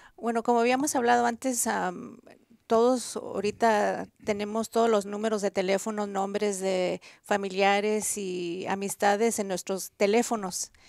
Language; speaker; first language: Spanish; early bilingual, heritage; Spanish